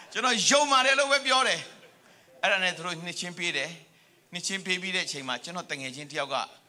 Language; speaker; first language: Burmese; native; Burmese